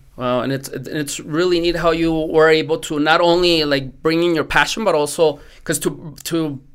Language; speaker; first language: English; non-native, fluent; Spanish